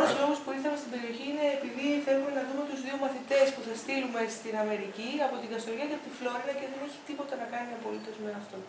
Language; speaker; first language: Greek; native; Greek